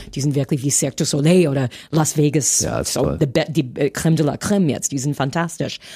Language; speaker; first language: German; non-native, fluent; English